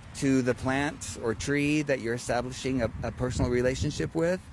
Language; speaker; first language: English; native; English